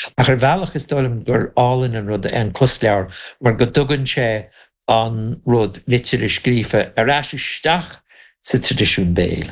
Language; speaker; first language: Irish; non-native, local second language; English